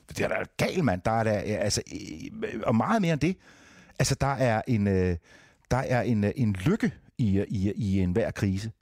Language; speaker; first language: Danish; native; Danish